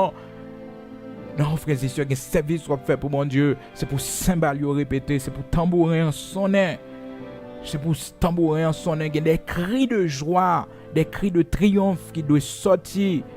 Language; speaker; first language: French; non-native, local second language; Haitian Creole